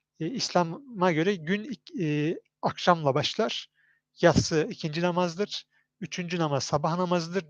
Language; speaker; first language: Turkish; native; Turkish